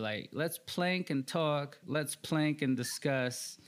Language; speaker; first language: English; early bilingual, other home language; Spanish